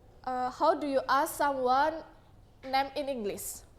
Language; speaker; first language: English; non-native, learner; Indonesian